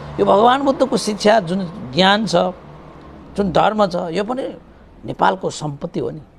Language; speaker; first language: Nepali; native; Nepali